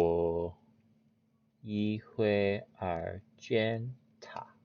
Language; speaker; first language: Chinese; non-native, learner; English